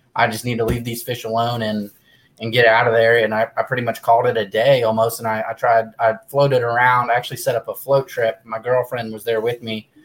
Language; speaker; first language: English; native; English